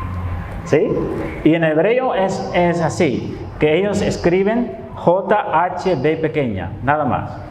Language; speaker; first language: Spanish; non-native, fluent; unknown